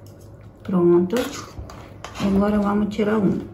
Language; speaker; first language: Portuguese; non-native, fluent; Ukrainian